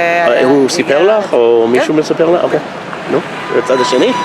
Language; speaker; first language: Hebrew; non-native, fluent; English